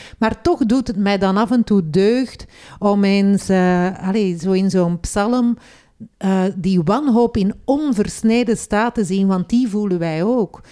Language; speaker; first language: Dutch; native; Dutch